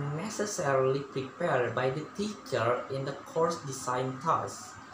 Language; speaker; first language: English; non-native, learner; Balinese